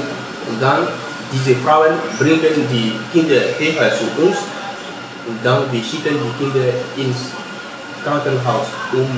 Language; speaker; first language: German; non-native, fluent; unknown